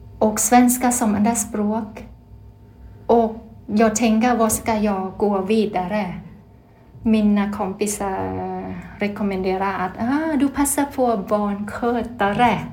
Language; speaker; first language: Swedish; non-native, learner; Thai